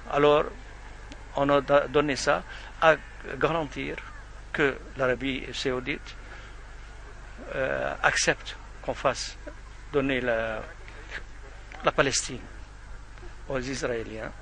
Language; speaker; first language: French; non-native, fluent; Arabic